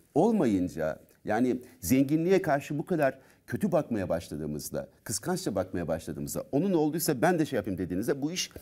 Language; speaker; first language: Turkish; native; Turkish